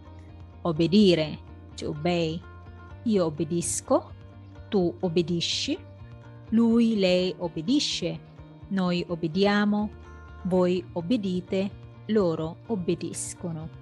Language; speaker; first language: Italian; non-native, fluent; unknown